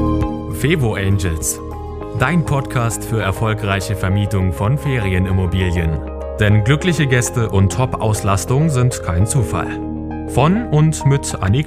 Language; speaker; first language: German; native; German